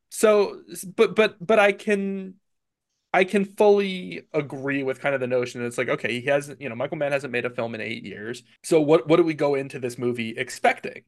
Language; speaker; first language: English; native; English